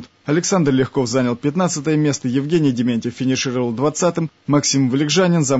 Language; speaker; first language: Russian; native; Russian